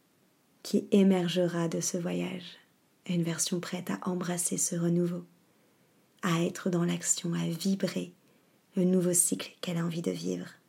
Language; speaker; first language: French; native; French